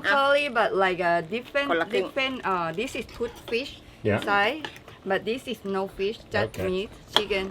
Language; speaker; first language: English; non-native, learner; Thai